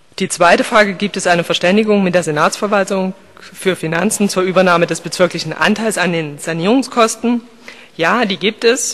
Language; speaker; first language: German; native; German